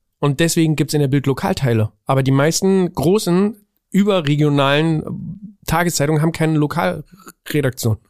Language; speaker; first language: German; native; German